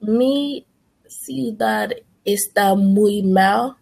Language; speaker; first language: Spanish; non-native, learner; English